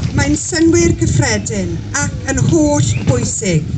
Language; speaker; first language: Welsh; non-native, local second language; English